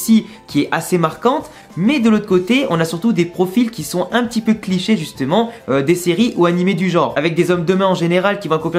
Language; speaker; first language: French; native; French